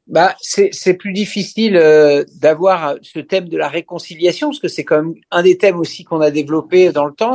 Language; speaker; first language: French; native; French